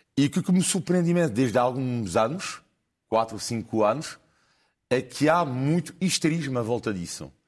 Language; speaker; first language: Portuguese; non-native, fluent; French